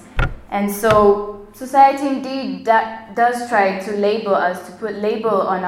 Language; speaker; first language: English; non-native, local second language; Swahili